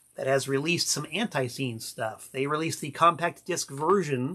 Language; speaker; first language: English; native; English